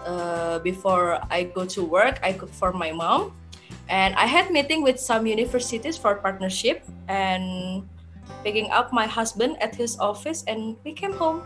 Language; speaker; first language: English; non-native, learner; Indonesian